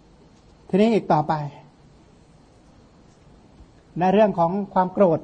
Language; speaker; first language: Thai; non-native, local second language; Khmer